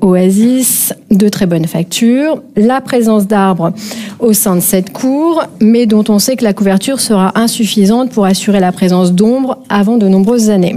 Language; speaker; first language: French; native; French